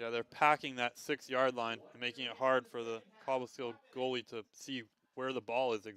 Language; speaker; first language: English; native; English